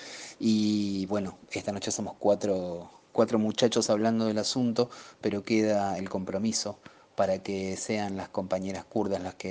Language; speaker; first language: Spanish; native; Spanish